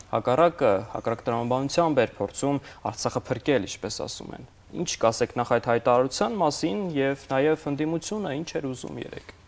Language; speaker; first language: Armenian; native; Armenian